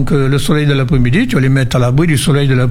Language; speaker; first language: French; native; French